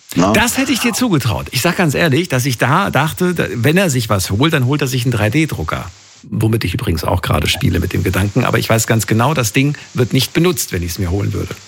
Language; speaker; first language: German; native; German